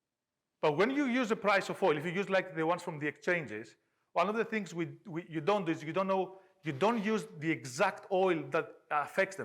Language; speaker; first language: English; non-native, fluent; Greek